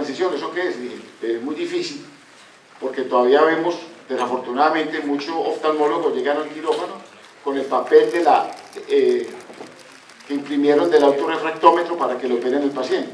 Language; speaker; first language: Spanish; native; Spanish